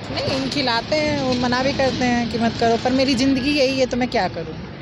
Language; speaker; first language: Hindi; native; Hindi